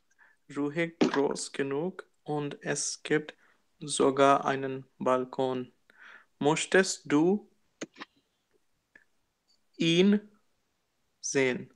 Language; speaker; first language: German; non-native, learner; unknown